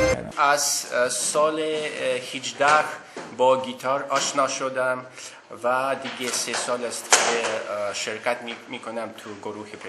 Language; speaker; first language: Persian; non-native, learner; Russian